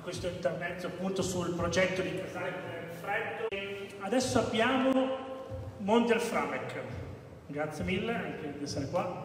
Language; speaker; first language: Italian; native; Italian